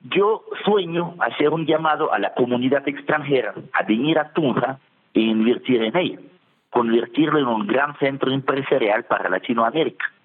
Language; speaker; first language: Spanish; non-native, fluent; Russian